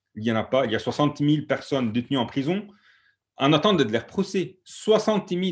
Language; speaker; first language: French; non-native, fluent; Arabic